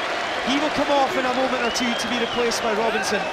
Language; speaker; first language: English; native; English